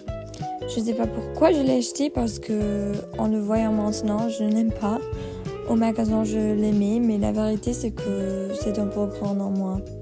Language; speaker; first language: French; non-native, learner; Spanish